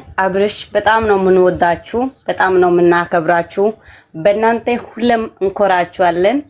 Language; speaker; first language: Amharic; non-native, local second language; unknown